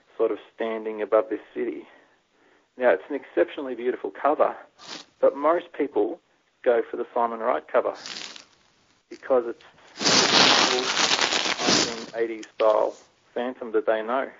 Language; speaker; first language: English; native; English